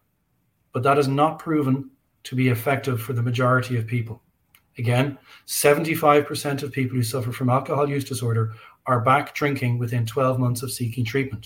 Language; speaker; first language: English; native; English